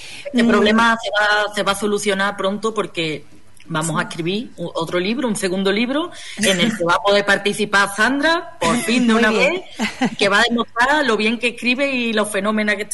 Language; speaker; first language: Spanish; native; Spanish